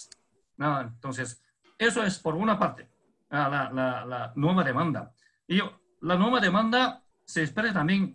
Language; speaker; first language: Spanish; non-native, fluent; Chinese